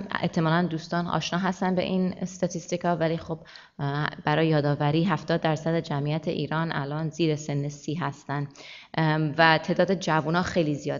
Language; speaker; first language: Persian; early bilingual, heritage; Persian